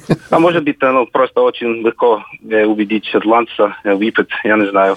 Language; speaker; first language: Russian; non-native, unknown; English